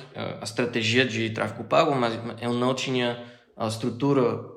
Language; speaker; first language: Portuguese; non-native, fluent; Bulgarian